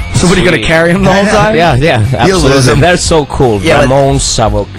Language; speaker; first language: English; non-native, fluent; Finnish